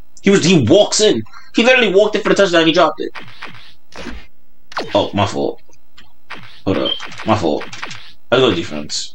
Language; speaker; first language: English; native; English